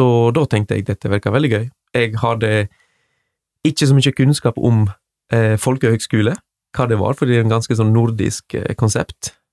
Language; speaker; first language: Norwegian; non-native, fluent; Spanish